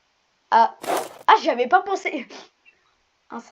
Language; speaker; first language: French; native; French